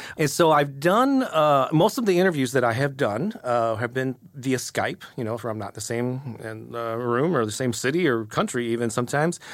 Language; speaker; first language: English; native; English